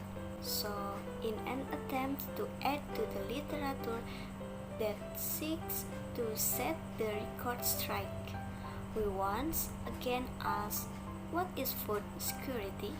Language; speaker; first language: English; non-native, learner; Indonesian